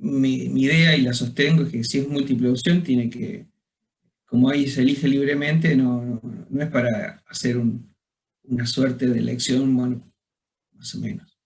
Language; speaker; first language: Spanish; native; Spanish